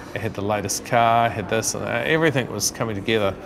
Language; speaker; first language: English; native; English